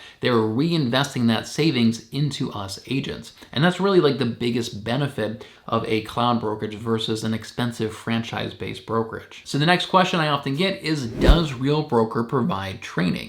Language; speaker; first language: English; native; English